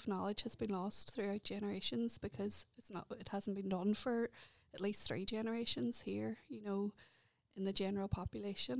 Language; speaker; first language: English; native; English